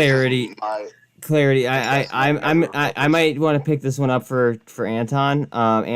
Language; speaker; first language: English; native; English